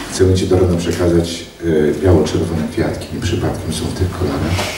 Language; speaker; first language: Polish; native; Polish